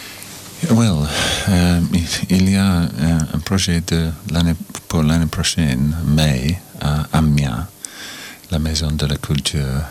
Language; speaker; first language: French; non-native, learner; English